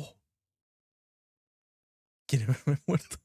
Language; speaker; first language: Spanish; native; Spanish